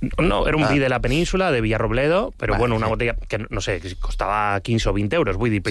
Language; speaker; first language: Catalan; non-native, local second language; Spanish